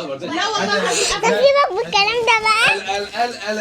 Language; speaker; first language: Arabic; native; Arabic